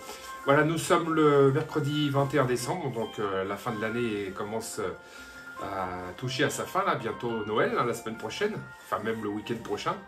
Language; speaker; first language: French; native; French